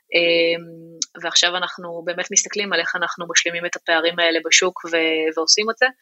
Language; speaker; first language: Hebrew; native; Hebrew